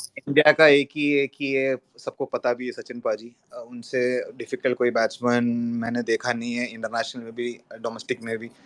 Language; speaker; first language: Hindi; non-native, local second language; Malayalam